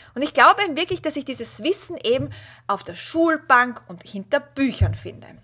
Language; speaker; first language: German; native; German